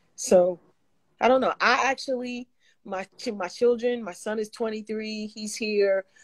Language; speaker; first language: English; native; English